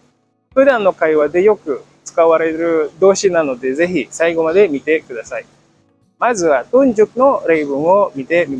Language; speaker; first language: Japanese; non-native, fluent; Indonesian